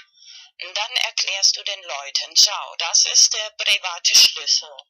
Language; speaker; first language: German; non-native, fluent; Spanish